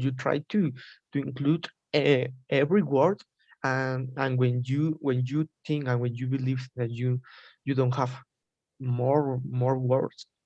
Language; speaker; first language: English; non-native, learner; Spanish